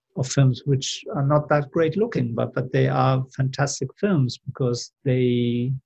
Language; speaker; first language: English; non-native, fluent; German